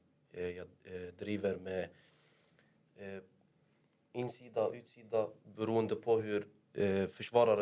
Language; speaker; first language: Swedish; early bilingual, other home language; Arabic